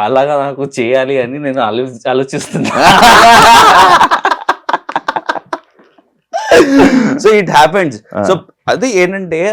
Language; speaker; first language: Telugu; non-native, learner; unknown